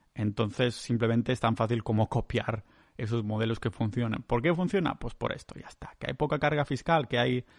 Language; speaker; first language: Spanish; native; Spanish